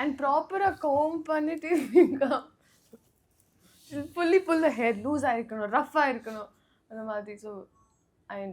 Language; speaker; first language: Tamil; non-native, learner; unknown